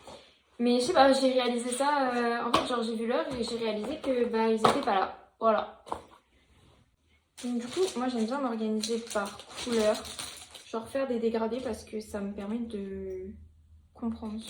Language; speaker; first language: French; native; French